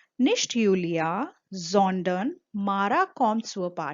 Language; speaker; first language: German; non-native, fluent; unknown